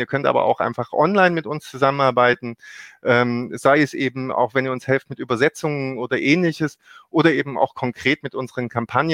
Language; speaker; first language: German; native; German